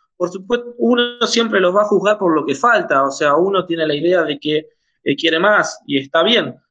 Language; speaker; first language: Spanish; native; Spanish